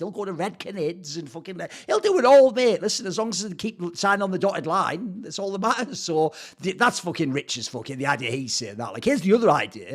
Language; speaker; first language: English; native; English